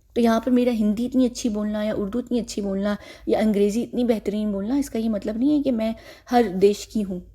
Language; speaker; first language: Hindi; native; Hindi